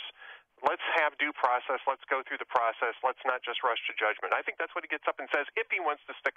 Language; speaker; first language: English; native; English